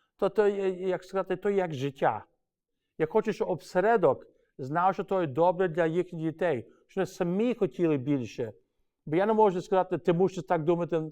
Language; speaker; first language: Ukrainian; early bilingual, heritage; Ukrainian